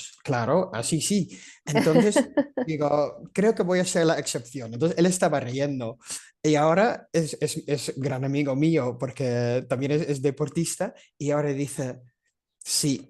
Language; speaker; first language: Spanish; non-native, fluent; Dutch